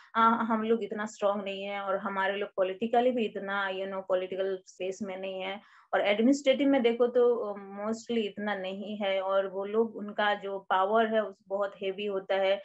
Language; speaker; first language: Hindi; non-native, local second language; Odia